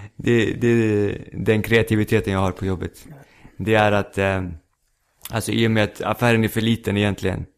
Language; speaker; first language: Swedish; native; Swedish